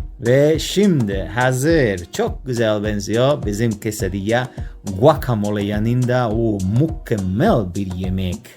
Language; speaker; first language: Turkish; non-native, learner; Spanish